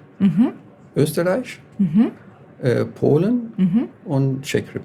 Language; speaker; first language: German; non-native, fluent; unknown